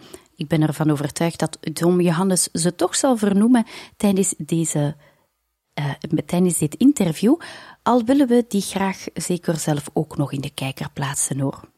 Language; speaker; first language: Dutch; native; Dutch